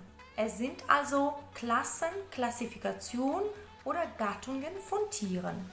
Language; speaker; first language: German; non-native, fluent; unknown